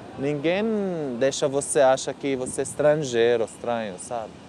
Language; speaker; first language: Portuguese; non-native, learner; Arabic